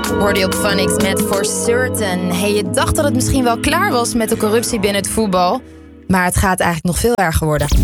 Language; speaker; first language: Dutch; early bilingual, other home language; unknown